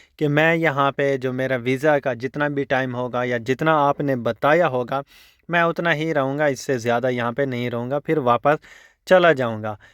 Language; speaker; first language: Urdu; non-native, local second language; Saraiki